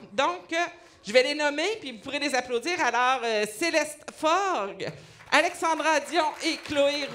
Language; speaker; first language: French; native; French